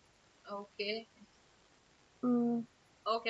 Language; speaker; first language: English; non-native, fluent; Hindi